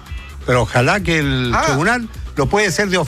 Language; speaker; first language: Spanish; native; Spanish